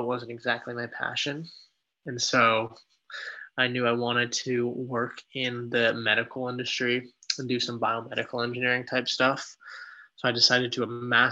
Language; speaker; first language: English; native; English